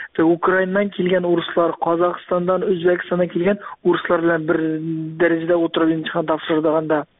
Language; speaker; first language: Tatar; early bilingual, heritage; Tatar